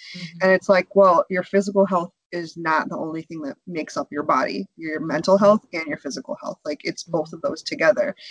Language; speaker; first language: English; native; English